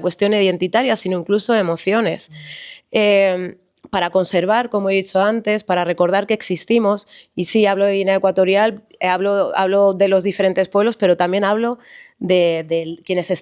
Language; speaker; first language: Spanish; native; Spanish